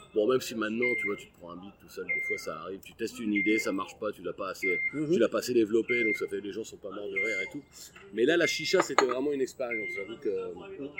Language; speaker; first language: French; native; French